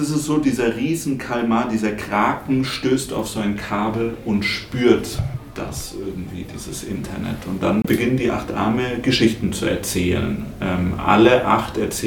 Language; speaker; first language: German; native; German